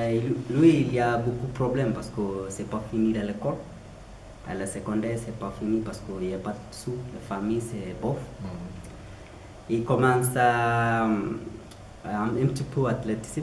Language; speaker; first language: French; non-native, learner; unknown